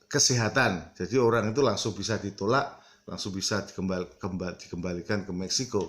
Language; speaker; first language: Indonesian; early bilingual, heritage; Indonesian